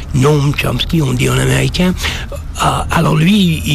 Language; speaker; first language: French; non-native, fluent; English